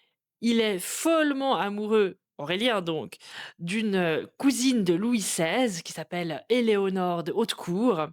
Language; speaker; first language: French; native; French